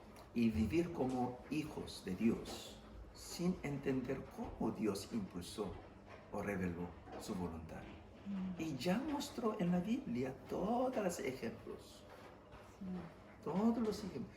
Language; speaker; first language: Spanish; non-native, fluent; English